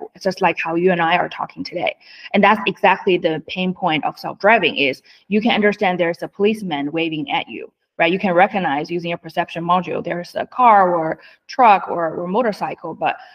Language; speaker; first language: English; non-native, fluent; Chinese